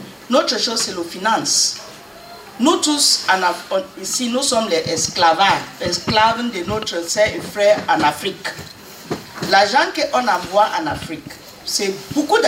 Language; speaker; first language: French; non-native, learner; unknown